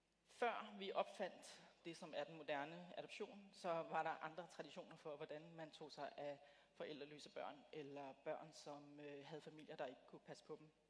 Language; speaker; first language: Danish; native; Danish